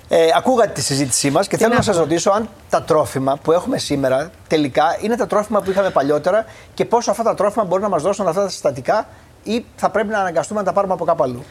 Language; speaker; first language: Greek; native; Greek